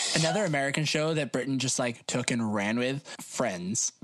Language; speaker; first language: English; native; English